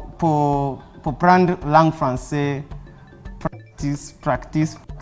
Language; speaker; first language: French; non-native, learner; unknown